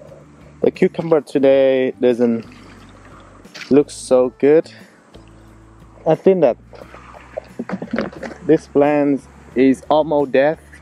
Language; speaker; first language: English; non-native, fluent; Vietnamese